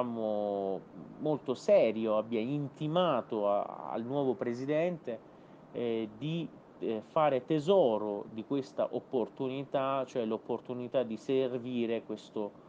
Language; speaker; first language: Italian; non-native, fluent; Persian